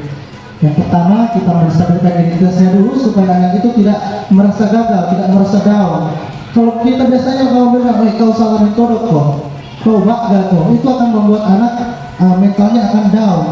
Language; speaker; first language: Indonesian; native; Indonesian